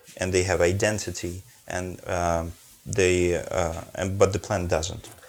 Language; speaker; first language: English; non-native, fluent; Ukrainian